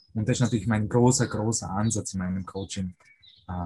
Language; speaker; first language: German; early bilingual, other home language; Polish